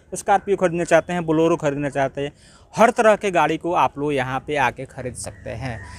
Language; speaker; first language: Hindi; native; Hindi